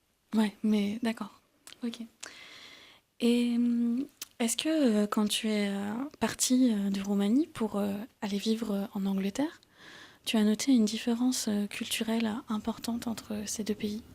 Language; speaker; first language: French; native; French